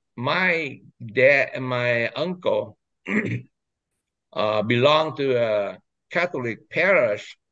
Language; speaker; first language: English; non-native, fluent; Vietnamese